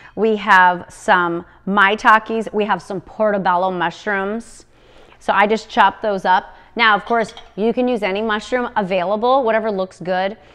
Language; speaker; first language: English; native; English